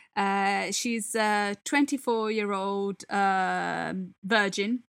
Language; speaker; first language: English; non-native, fluent; Italian